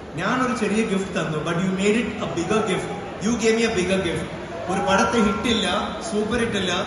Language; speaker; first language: Malayalam; non-native, learner; Tamil